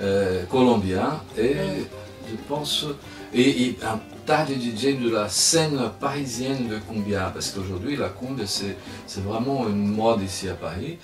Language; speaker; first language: French; non-native, fluent; Spanish